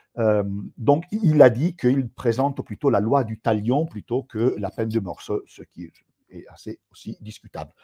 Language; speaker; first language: French; non-native, fluent; Italian